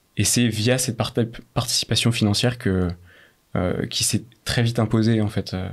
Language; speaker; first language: French; native; French